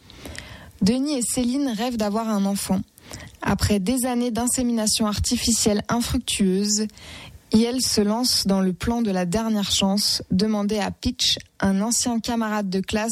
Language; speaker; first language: French; native; French